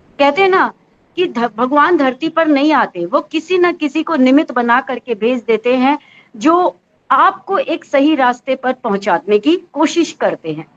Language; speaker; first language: Hindi; native; Hindi